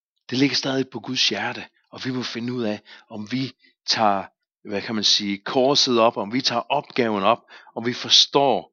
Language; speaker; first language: Danish; native; Danish